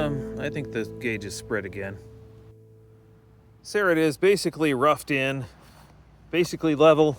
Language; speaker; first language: English; native; English